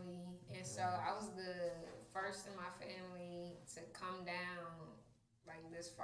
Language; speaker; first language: English; native; English